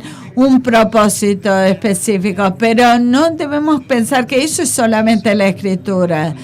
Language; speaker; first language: Spanish; non-native, fluent; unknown